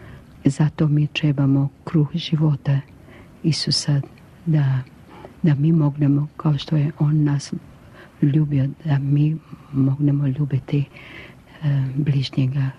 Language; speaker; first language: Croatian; non-native, local second language; Albanian